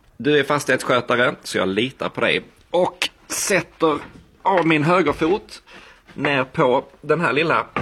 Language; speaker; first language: Swedish; native; Swedish